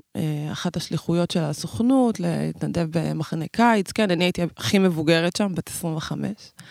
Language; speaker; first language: Hebrew; native; Hebrew